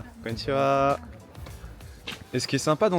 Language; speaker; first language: French; native; French